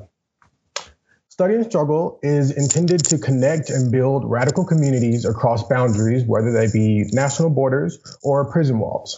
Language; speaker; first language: English; native; English